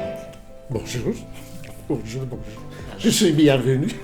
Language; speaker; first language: French; non-native, learner; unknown